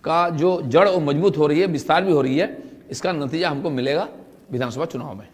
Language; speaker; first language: Hindi; non-native, local second language; Bangla